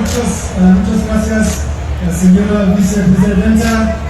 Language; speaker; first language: Spanish; non-native, learner; English